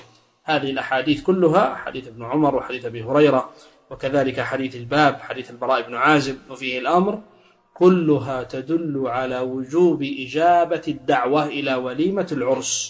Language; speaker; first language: Arabic; native; Arabic